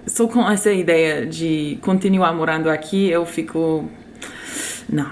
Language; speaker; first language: Portuguese; non-native, fluent; English